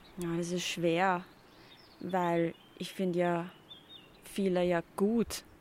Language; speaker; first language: German; early bilingual, other home language; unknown